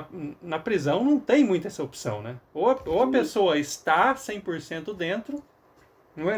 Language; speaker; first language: Portuguese; native; Portuguese